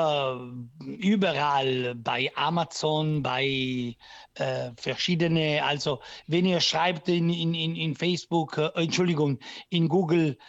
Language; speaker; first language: German; non-native, learner; Italian